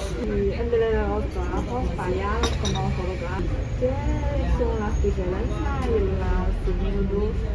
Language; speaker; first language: Spanish; non-native, learner; Chinese